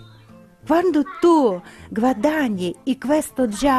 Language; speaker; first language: Italian; non-native, learner; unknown